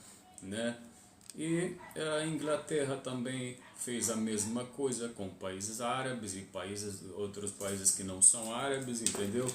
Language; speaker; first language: Portuguese; non-native, fluent; Arabic